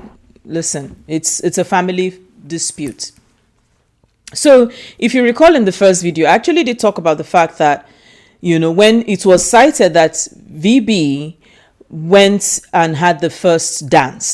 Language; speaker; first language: English; non-native, local second language; Igbo